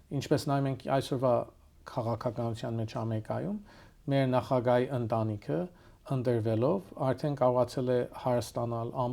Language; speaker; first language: Armenian; early bilingual, heritage; Armenian